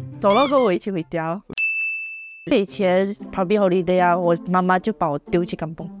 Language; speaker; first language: Chinese; non-native, local second language; Iban